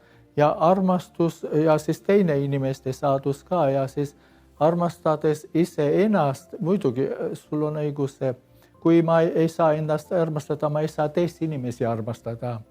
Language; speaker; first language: Estonian; non-native, learner; Armenian